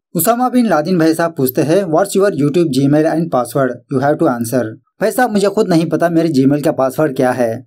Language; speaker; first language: Hindi; non-native, local second language; Urdu